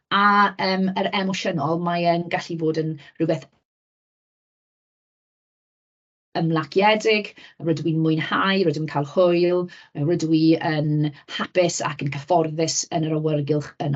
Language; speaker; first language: Welsh; native; Welsh